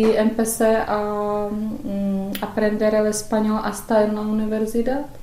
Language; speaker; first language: Spanish; non-native, fluent; Czech